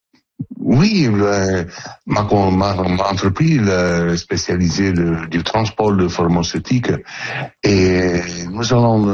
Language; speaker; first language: French; non-native, learner; Italian